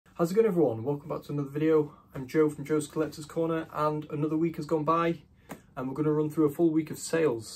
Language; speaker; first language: English; native; English